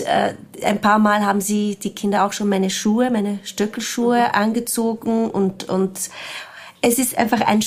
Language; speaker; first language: German; non-native, fluent; Portuguese